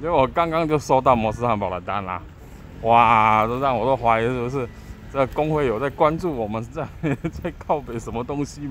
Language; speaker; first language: Chinese; native; Chinese